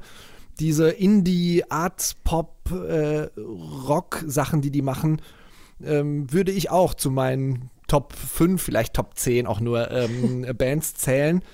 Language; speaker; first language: German; native; German